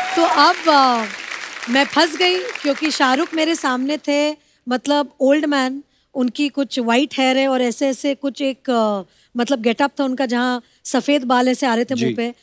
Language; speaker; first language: Hindi; non-native, local second language; Bangla